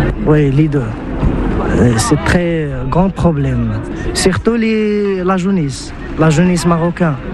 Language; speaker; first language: French; non-native, learner; Arabic